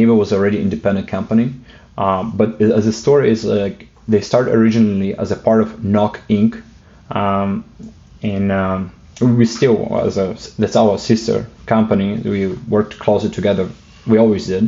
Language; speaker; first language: English; non-native, fluent; Russian